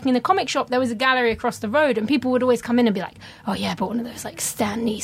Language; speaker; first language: English; native; English